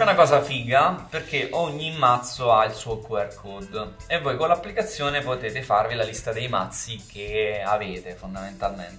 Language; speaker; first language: Italian; native; Italian